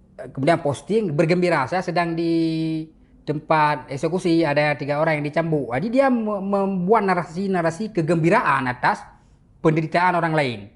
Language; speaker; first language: Malay; non-native, local second language; Achinese